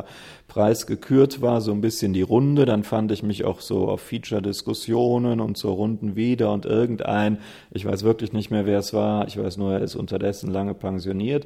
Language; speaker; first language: German; native; German